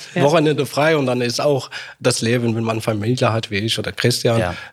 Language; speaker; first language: German; non-native, fluent; Arabic